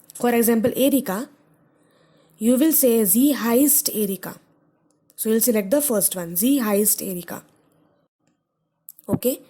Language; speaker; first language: German; non-native, fluent; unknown